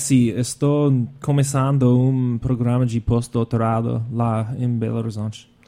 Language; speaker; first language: Portuguese; non-native, fluent; English